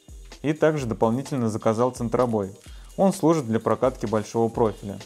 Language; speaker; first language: Russian; native; Russian